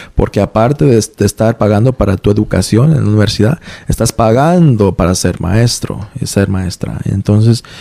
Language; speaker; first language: Spanish; early bilingual, heritage; Spanish